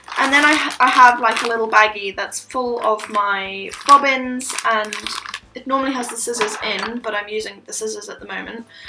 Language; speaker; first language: English; native; English